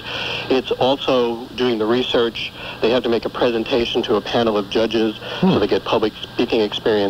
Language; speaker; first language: English; native; English